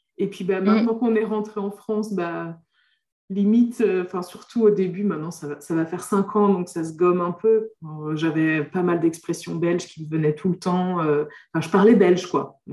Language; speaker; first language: French; native; French